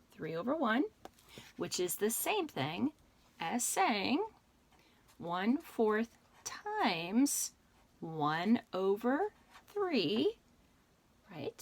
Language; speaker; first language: English; native; English